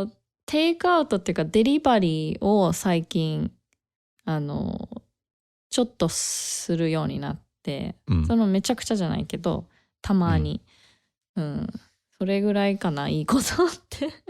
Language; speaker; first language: Japanese; native; Japanese